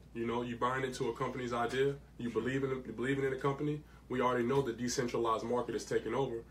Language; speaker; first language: English; native; English